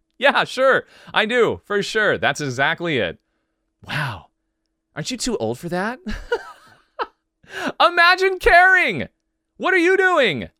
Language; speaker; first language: English; native; English